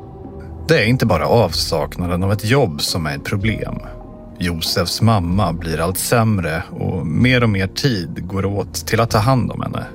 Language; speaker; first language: Swedish; native; Swedish